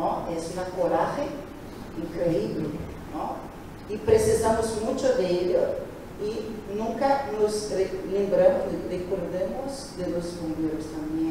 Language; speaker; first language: Spanish; non-native, learner; Portuguese